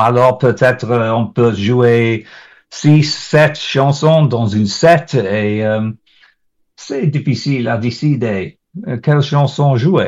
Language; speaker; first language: French; non-native, learner; English